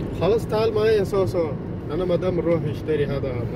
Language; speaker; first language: Arabic; non-native, learner; Indonesian